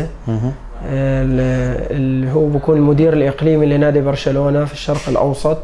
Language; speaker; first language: Arabic; native; Arabic